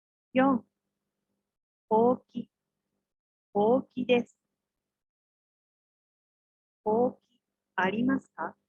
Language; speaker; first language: Japanese; non-native, learner; Indonesian